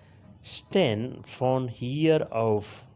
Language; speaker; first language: German; non-native, learner; Urdu